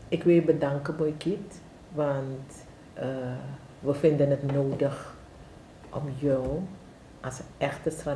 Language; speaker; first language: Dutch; non-native, local second language; Javanese